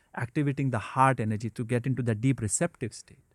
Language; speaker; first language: English; non-native, local second language; Hindi